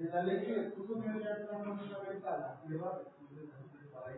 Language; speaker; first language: Spanish; native; Spanish